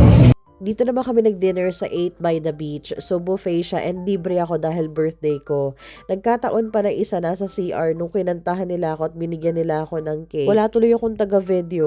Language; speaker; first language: Filipino; native; Filipino